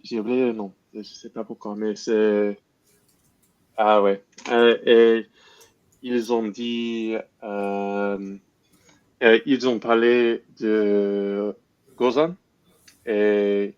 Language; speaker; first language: French; non-native, learner; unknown